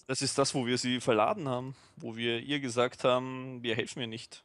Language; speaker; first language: German; native; German